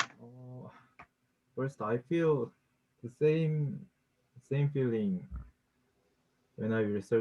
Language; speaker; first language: English; non-native, learner; Korean